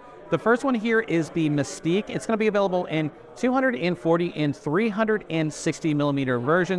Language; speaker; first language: English; native; English